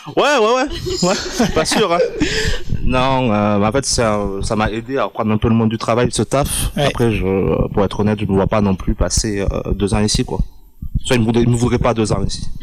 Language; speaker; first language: French; native; French